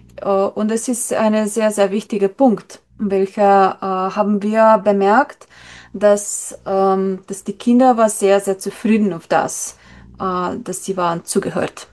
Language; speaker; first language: German; non-native, learner; Slovenian